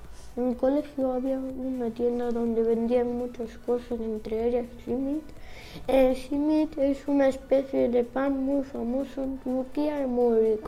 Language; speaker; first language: Spanish; early bilingual, other home language; Turkish